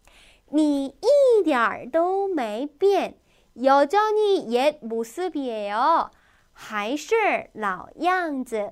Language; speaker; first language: Chinese; non-native, fluent; Korean